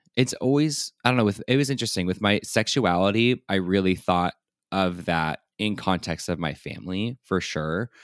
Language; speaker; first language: English; native; English